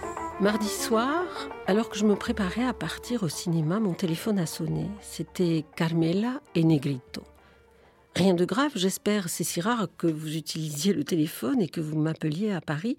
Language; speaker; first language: French; native; French